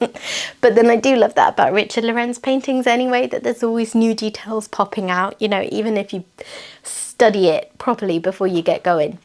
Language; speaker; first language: English; native; English